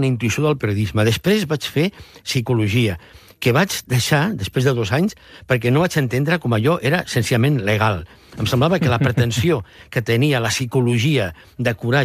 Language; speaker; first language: Catalan; native; Catalan